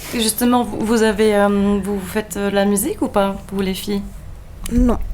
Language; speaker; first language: French; non-native, fluent; German